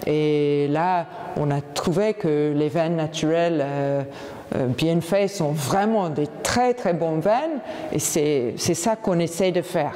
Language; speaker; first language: French; non-native, fluent; English